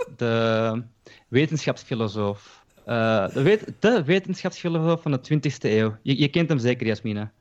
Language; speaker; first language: Dutch; early bilingual, other home language; Turkish